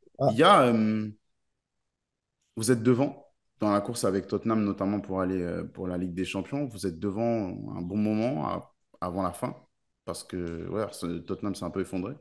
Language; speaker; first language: French; native; French